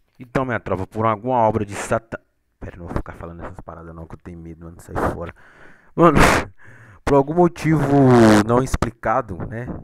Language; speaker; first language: Portuguese; native; Portuguese